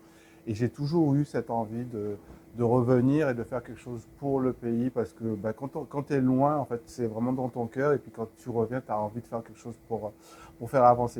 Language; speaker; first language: French; native; French